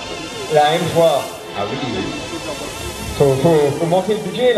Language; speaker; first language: French; native; French